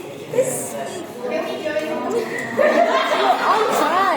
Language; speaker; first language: English; non-native, learner; Indonesian